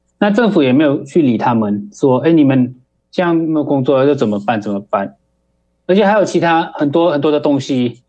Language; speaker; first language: Chinese; early bilingual, heritage; Chinese